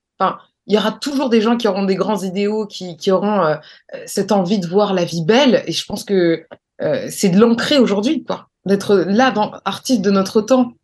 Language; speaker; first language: French; native; French